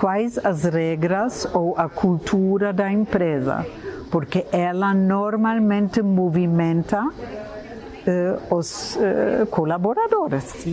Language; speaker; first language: Portuguese; non-native, fluent; German